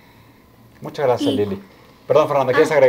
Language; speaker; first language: Spanish; native; Spanish